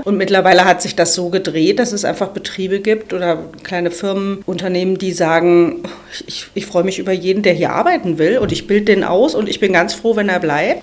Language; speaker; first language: German; native; German